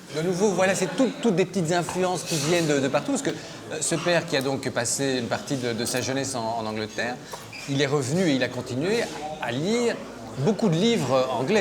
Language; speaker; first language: French; native; French